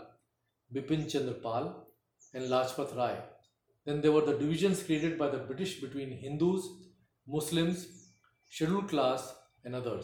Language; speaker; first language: English; non-native, local second language; Hindi